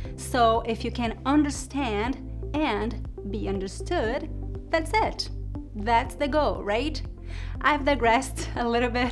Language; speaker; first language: English; non-native, fluent; Portuguese